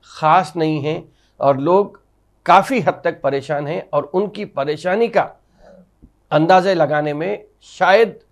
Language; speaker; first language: Hindi; non-native, local second language; Urdu